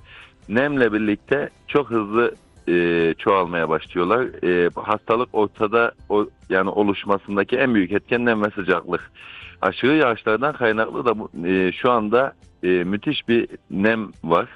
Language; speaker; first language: Turkish; native; Turkish